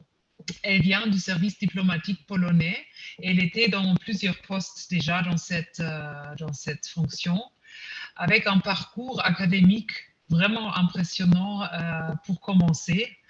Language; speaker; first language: French; non-native, fluent; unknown